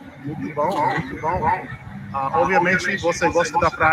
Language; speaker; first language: Portuguese; non-native, learner; English